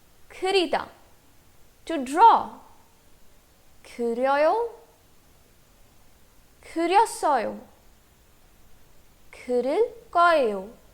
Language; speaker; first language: Korean; non-native, fluent; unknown